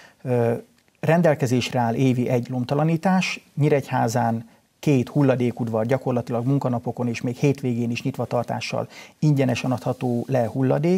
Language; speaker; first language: Hungarian; native; Hungarian